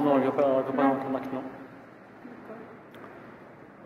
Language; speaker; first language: French; non-native, learner; Arabic